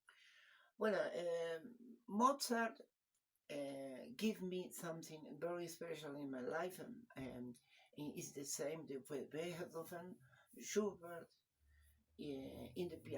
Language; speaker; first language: English; non-native, learner; Spanish